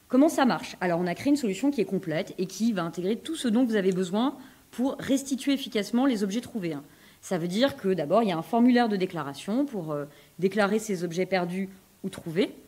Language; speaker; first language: French; native; French